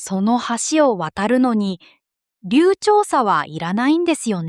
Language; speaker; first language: Japanese; non-native, fluent; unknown